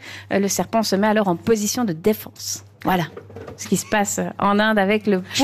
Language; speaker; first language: French; native; French